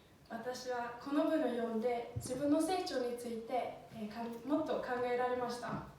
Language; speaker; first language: Japanese; non-native, fluent; Swedish